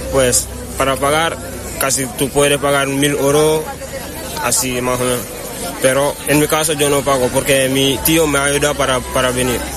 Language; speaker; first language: Spanish; non-native, learner; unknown